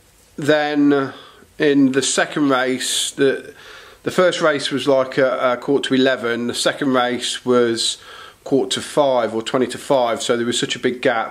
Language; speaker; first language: English; native; English